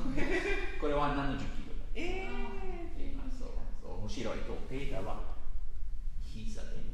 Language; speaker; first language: Japanese; non-native, learner; Italian